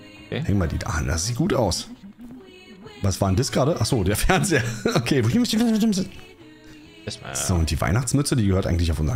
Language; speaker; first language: German; native; German